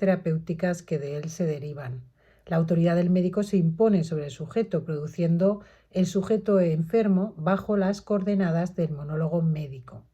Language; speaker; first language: Spanish; native; Spanish